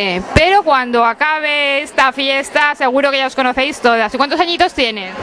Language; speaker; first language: Spanish; native; Spanish